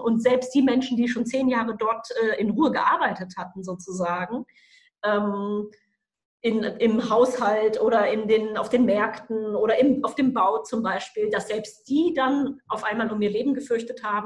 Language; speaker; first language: German; native; German